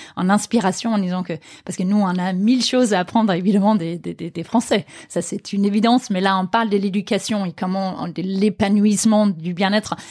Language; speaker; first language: French; non-native, fluent; Danish